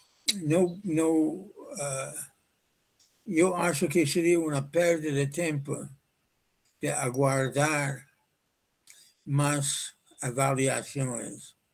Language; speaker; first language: Portuguese; non-native, fluent; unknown